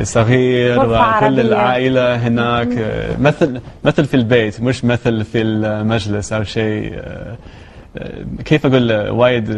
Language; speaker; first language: Arabic; non-native, learner; English